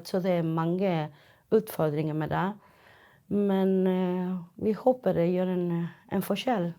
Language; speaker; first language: Norwegian; non-native, fluent; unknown